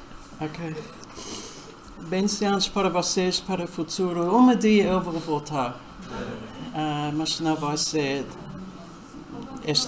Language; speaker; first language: Portuguese; non-native, fluent; English